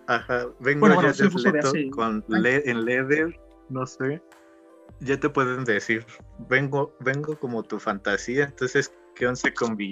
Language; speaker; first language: Spanish; native; Spanish